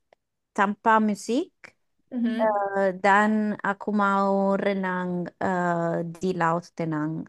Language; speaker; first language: Indonesian; non-native, learner; English